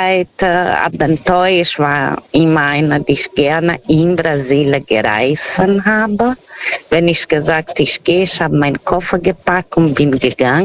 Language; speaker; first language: German; non-native, fluent; Portuguese